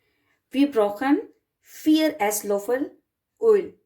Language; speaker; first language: German; non-native, learner; Urdu